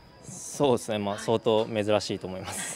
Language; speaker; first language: Japanese; native; Japanese